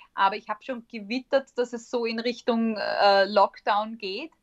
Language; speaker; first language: German; native; German